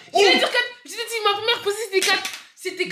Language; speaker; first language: French; native; French